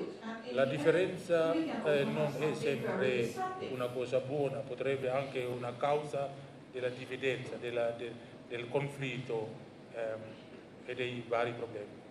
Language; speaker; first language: Italian; non-native, learner; Indonesian